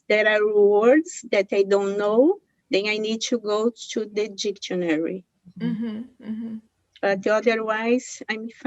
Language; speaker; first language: English; non-native, learner; Portuguese